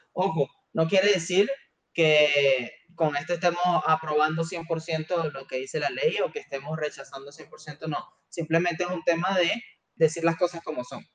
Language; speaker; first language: Spanish; native; Spanish